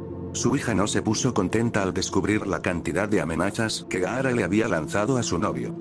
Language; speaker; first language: Spanish; native; Spanish